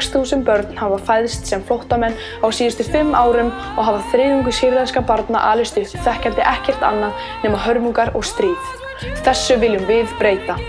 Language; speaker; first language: Icelandic; native; Icelandic